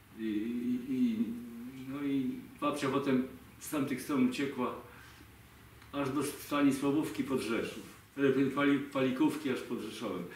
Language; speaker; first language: Polish; native; Polish